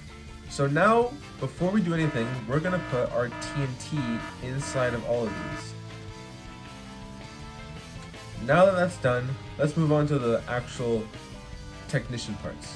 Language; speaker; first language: English; native; English